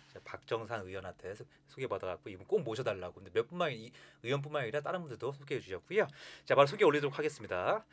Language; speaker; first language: Korean; native; Korean